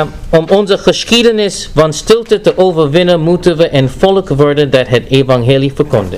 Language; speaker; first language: Dutch; non-native, fluent; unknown